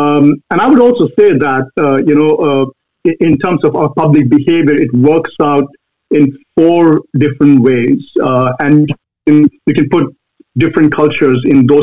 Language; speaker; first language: English; non-native, local second language; Malayalam